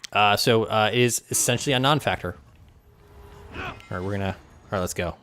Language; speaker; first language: English; native; English